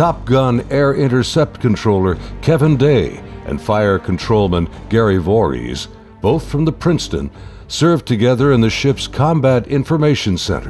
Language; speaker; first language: English; native; English